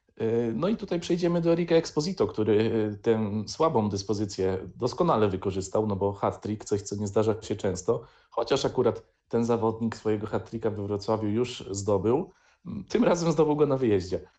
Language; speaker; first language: Polish; native; Polish